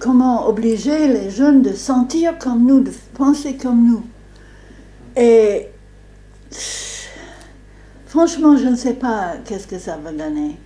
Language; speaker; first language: French; non-native, fluent; English